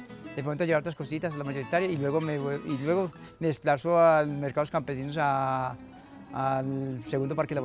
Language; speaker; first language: Spanish; native; Spanish